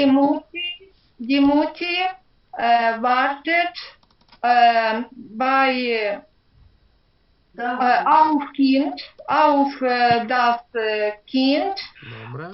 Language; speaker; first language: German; non-native, learner; Ukrainian